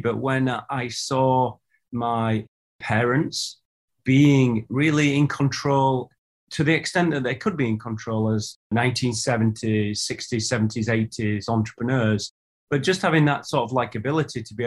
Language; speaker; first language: English; native; English